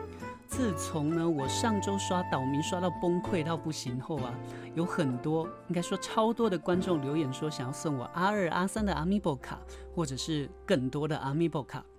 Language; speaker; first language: Chinese; native; Chinese